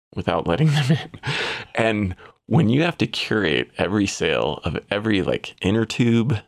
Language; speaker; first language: English; native; English